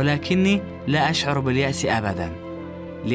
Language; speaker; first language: Arabic; native; Arabic